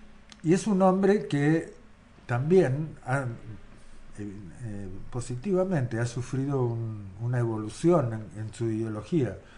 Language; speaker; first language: Spanish; native; Spanish